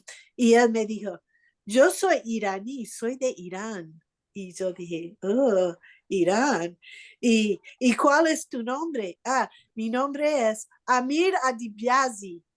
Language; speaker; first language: Spanish; non-native, fluent; English